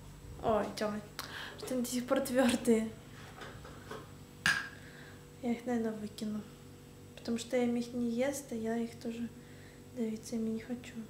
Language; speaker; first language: Russian; early bilingual, heritage; Russian